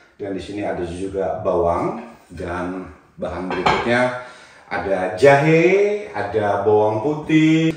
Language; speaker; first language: Indonesian; native; Indonesian